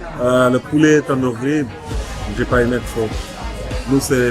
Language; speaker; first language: French; non-native, learner; Bangla